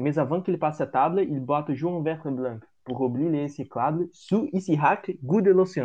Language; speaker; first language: French; non-native, learner; Portuguese